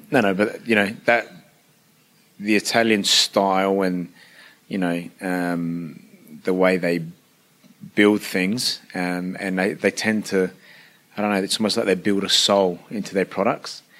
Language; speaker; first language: English; early bilingual, other home language; Italian